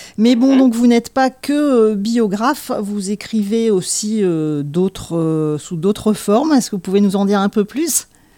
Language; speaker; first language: French; native; French